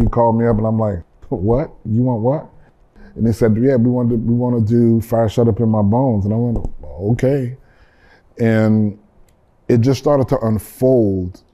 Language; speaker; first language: English; native; English